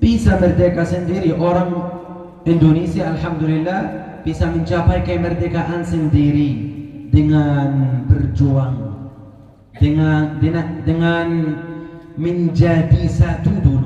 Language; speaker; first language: Indonesian; non-native, fluent; Arabic